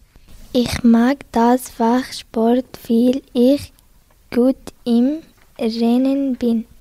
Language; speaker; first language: German; non-native, learner; Arabic